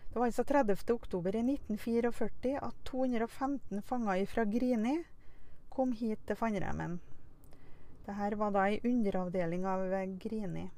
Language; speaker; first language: Norwegian; native; Norwegian